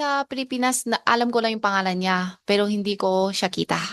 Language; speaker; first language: Filipino; non-native, learner; Chinese